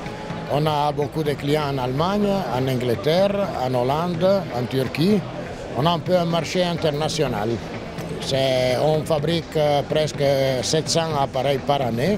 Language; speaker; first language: French; non-native, fluent; Italian